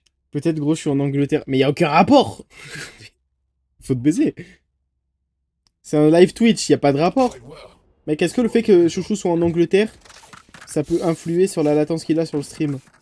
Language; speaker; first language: French; native; French